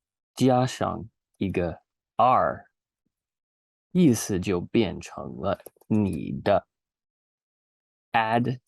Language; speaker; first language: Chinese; non-native, learner; English